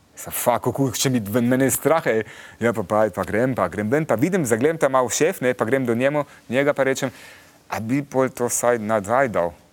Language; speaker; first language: Slovenian; early bilingual, heritage; Slovenian